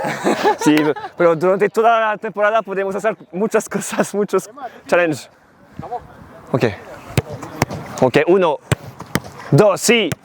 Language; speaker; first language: Spanish; non-native, learner; French